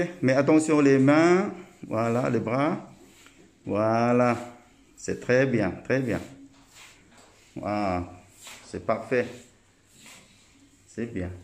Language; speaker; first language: French; non-native, learner; Thai